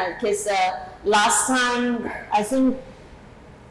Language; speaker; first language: English; non-native, fluent; Chinese